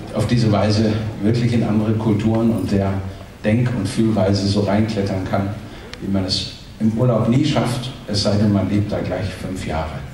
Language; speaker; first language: German; native; German